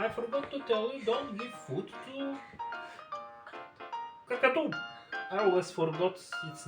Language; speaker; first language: English; non-native, learner; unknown